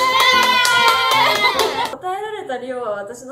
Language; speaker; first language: Japanese; native; Japanese